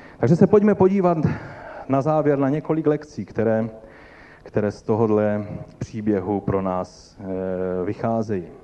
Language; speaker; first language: Czech; non-native, local second language; Polish